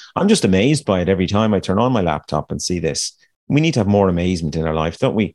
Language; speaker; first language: English; native; English